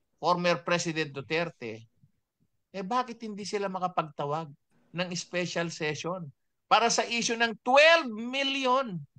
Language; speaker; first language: Filipino; non-native, local second language; Iloko